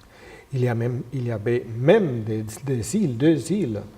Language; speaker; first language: French; non-native, fluent; Spanish